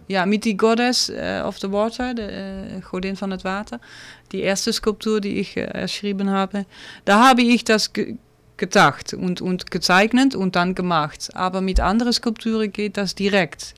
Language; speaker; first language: German; non-native, learner; Dutch